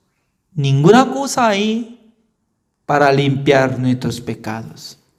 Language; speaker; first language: Spanish; non-native, fluent; Korean